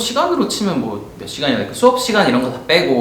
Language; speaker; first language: Korean; native; Korean